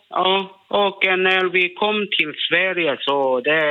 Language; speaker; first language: Swedish; non-native, learner; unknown